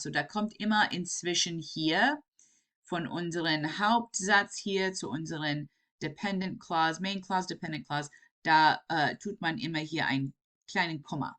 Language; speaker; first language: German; non-native, fluent; English